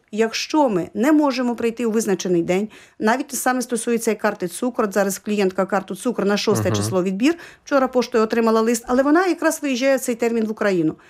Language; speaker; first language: Ukrainian; native; Ukrainian